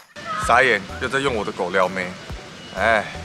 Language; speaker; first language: Chinese; native; Chinese